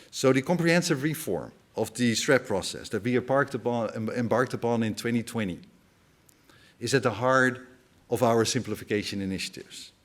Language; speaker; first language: English; non-native, fluent; Dutch